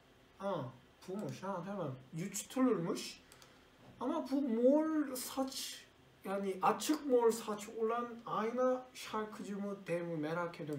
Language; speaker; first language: Turkish; non-native, learner; Korean